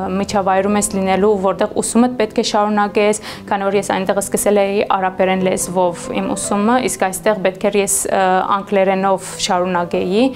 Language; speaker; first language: Armenian; early bilingual, heritage; Armenian